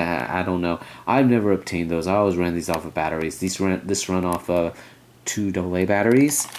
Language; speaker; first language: English; native; English